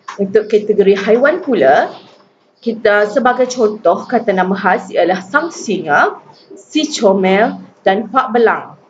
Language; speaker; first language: Malay; native; Malay